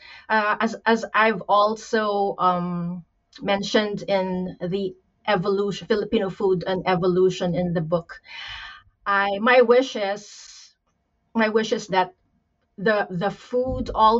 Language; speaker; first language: English; non-native, local second language; Pampanga